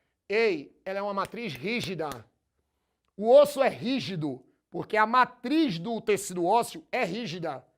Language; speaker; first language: Portuguese; native; Portuguese